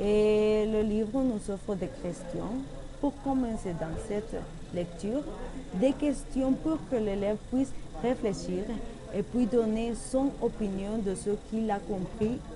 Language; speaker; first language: French; non-native, learner; Spanish